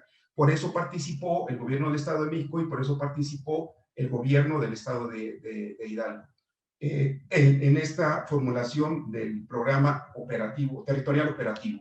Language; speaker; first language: Spanish; native; Spanish